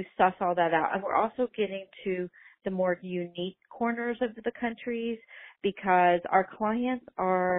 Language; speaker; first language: English; native; English